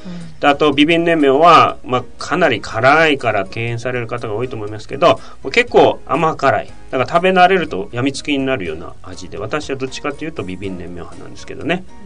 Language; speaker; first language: Japanese; native; Japanese